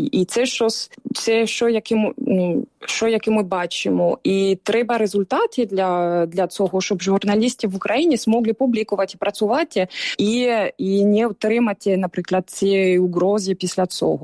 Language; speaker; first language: Ukrainian; non-native, fluent; French